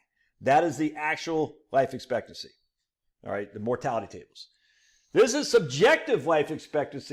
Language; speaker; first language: English; native; English